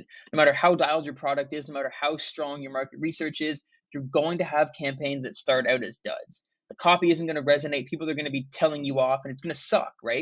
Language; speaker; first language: English; native; English